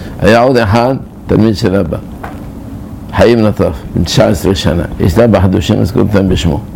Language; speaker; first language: Hebrew; early bilingual, other home language; Arabic